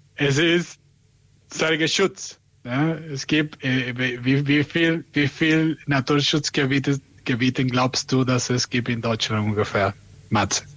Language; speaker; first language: German; non-native, learner; Spanish